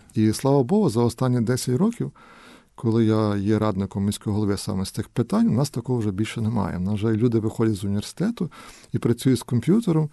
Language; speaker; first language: Ukrainian; native; Ukrainian